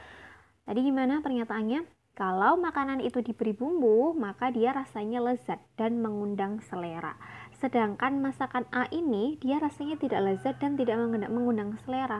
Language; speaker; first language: Indonesian; native; Indonesian